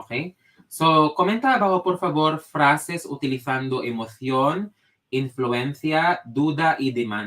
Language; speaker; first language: Spanish; non-native, fluent; Filipino